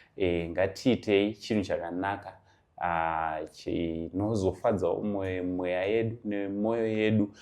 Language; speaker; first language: Shona; native; Shona